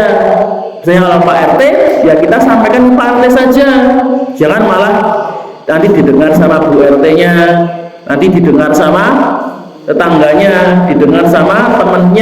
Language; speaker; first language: Indonesian; non-native, local second language; Javanese